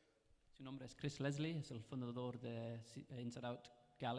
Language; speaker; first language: Spanish; non-native, fluent; English